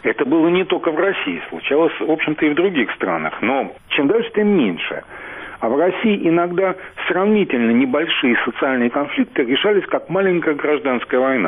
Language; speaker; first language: Russian; native; Russian